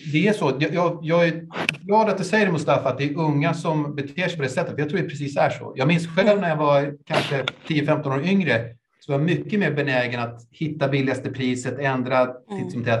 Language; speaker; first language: Swedish; native; Swedish